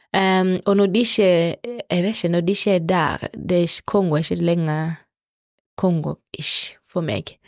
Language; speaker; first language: Norwegian; non-native, fluent; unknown